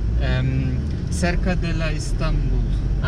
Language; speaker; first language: Spanish; non-native, learner; Turkish